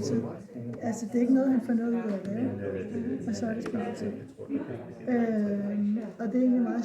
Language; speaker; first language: Danish; native; Danish